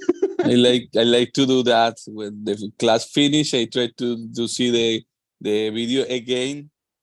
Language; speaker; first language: English; non-native, learner; Spanish